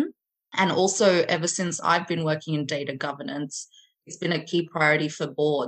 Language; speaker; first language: English; native; English